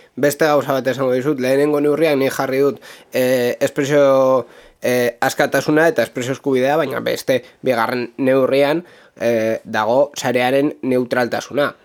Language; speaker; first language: Basque; non-native, local second language; Spanish